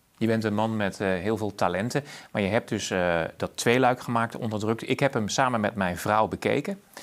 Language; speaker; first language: Dutch; native; Dutch